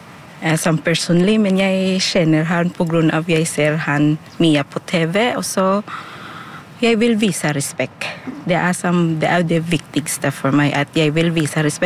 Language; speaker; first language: Norwegian; non-native, fluent; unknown